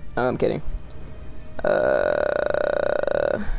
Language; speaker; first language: English; native; English